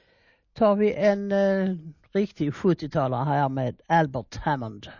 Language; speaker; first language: Swedish; native; Swedish